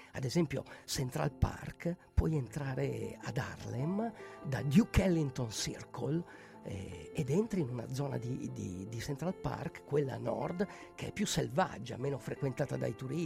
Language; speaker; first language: Italian; native; Italian